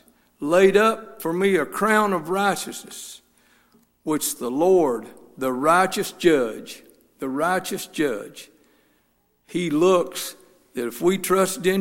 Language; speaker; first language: English; native; English